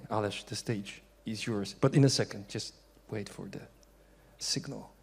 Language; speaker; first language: English; non-native, fluent; Polish